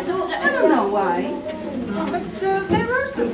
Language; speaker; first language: English; non-native, fluent; Bulgarian